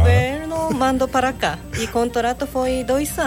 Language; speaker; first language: Portuguese; non-native, learner; Japanese